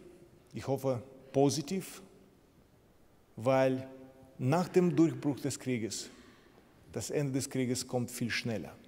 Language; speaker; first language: German; non-native, fluent; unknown